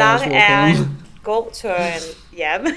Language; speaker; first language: Danish; non-native, fluent; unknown